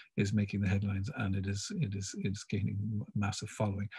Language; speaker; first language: English; native; English